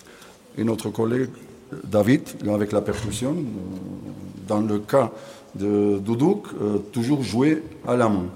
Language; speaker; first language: French; non-native, learner; Armenian